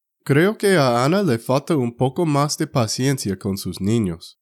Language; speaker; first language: Spanish; non-native, fluent; English